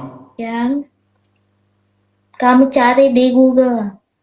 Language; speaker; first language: Indonesian; non-native, learner; Vietnamese